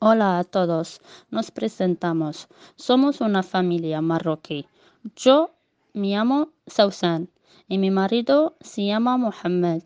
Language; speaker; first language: Spanish; non-native, learner; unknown